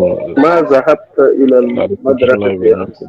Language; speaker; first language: Arabic; non-native, learner; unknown